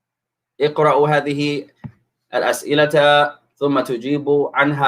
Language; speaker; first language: Arabic; non-native, fluent; English